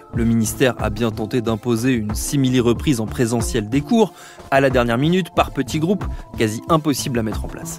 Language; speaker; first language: French; native; French